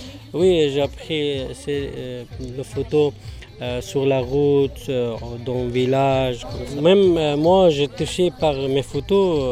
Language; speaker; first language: French; non-native, learner; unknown